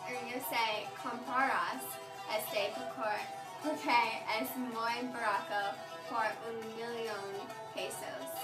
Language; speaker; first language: Spanish; non-native, learner; English